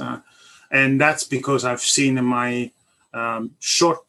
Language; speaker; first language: English; non-native, fluent; Italian